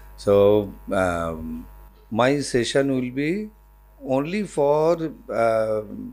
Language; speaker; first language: English; non-native, local second language; Bangla